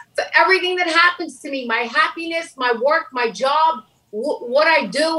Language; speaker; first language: English; native; English